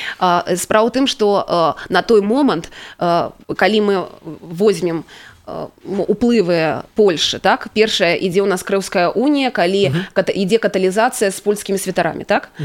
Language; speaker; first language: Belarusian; native; Belarusian